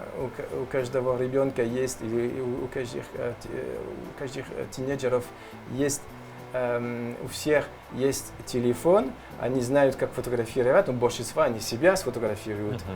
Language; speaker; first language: Russian; non-native, learner; French